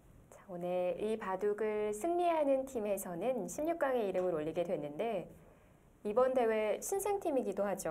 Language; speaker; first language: Korean; native; Korean